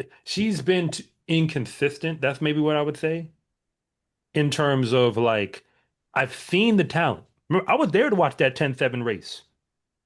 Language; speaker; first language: English; native; English